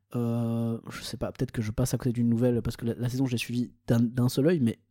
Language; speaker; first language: French; early bilingual, other home language; Portuguese